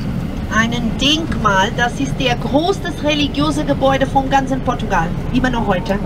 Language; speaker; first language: German; non-native, fluent; Portuguese